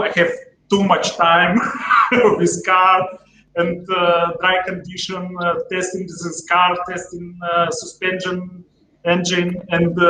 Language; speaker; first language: English; non-native, learner; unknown